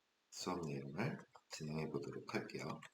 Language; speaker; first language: Korean; native; Korean